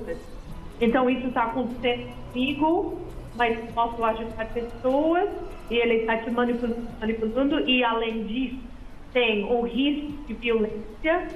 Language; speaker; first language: Portuguese; non-native, fluent; Dutch